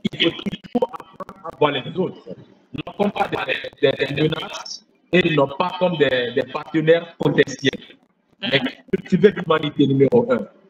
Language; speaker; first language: French; non-native, fluent; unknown